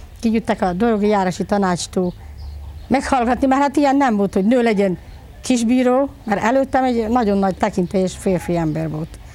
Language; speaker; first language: Hungarian; native; Hungarian